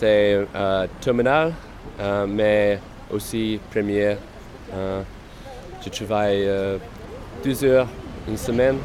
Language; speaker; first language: French; non-native, learner; English